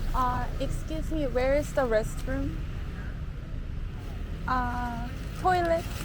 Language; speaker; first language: English; non-native, learner; Korean